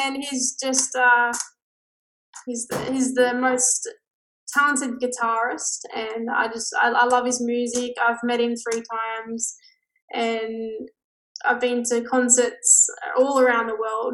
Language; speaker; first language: English; native; English